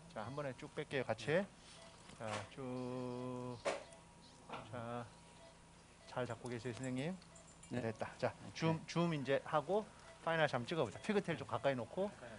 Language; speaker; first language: Korean; native; Korean